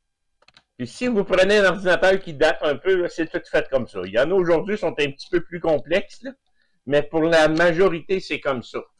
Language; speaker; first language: French; native; French